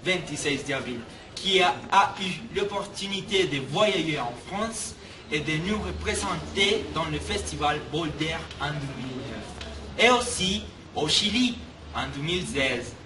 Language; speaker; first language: French; non-native, learner; Spanish